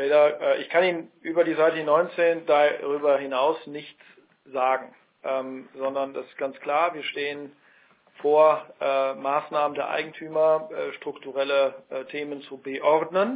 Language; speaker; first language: German; native; German